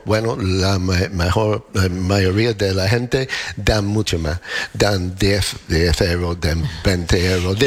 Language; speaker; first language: Spanish; non-native, learner; English